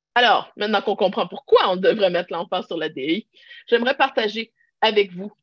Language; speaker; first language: French; native; French